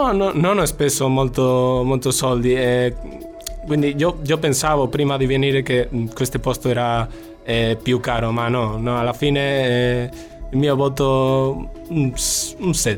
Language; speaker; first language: Italian; non-native, fluent; Spanish